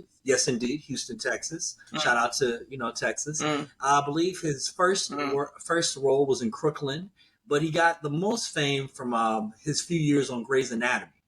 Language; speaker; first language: English; native; English